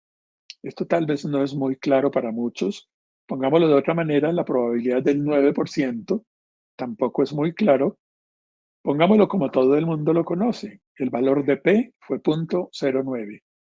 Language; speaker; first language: Spanish; native; Spanish